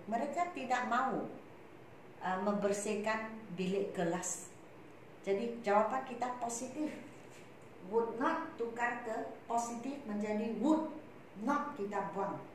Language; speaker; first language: Malay; non-native, local second language; Chinese